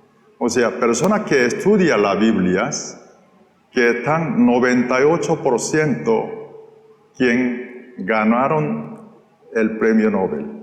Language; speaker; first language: Spanish; non-native, fluent; Korean